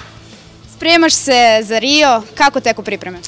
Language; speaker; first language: Serbian; native; Serbian